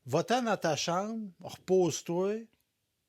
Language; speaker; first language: French; native; French